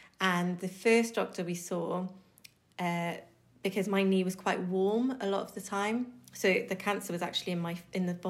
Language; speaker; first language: English; native; English